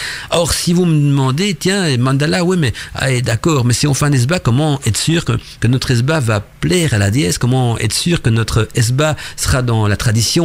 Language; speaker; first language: French; native; French